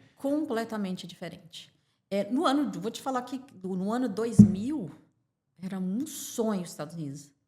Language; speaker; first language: Portuguese; native; Portuguese